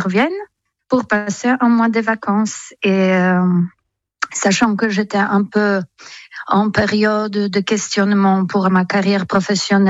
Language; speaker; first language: French; non-native, fluent; Polish